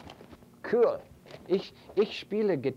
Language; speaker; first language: German; non-native, fluent; English